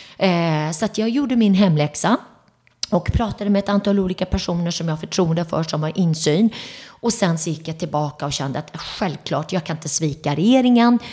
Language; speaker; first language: Swedish; early bilingual, other home language; Turoyo